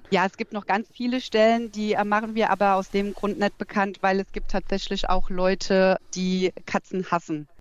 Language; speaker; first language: German; native; German